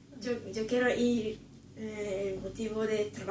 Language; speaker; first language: Spanish; non-native, learner; Japanese